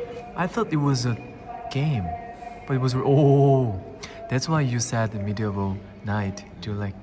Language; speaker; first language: English; non-native, learner; Korean